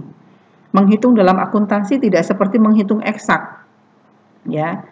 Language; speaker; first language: Indonesian; native; Indonesian